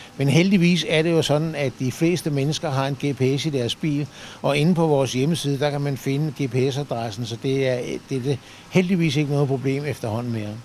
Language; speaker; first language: Danish; native; Danish